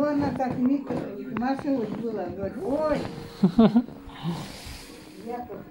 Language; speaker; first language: Russian; native; Russian